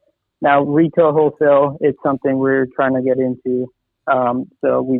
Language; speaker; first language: English; early bilingual, other home language; Spanish